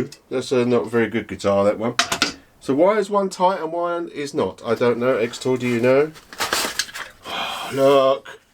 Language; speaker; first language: English; native; English